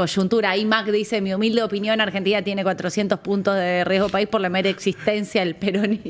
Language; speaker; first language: Spanish; native; Spanish